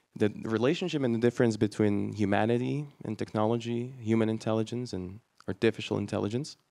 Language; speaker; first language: English; non-native, fluent; Slovak